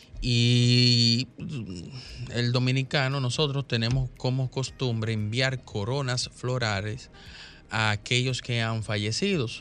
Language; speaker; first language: Spanish; native; Spanish